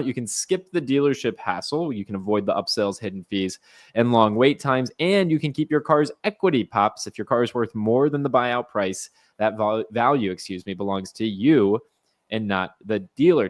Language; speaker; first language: English; native; English